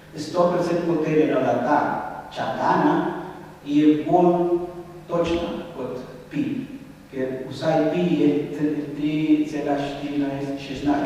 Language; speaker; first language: Slovenian; non-native, fluent; Spanish